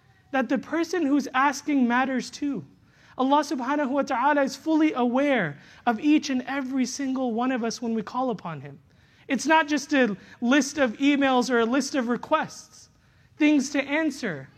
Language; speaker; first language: English; native; English